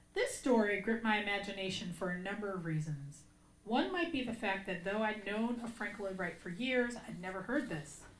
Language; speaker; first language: English; native; English